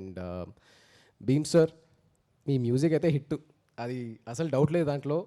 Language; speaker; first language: Telugu; early bilingual, heritage; Telugu